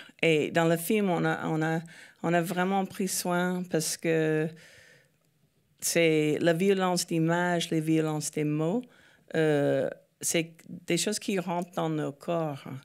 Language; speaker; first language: French; non-native, fluent; English